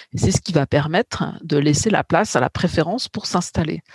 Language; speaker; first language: French; native; French